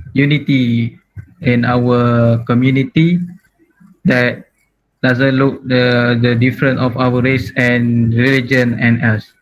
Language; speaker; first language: English; non-native, learner; Malay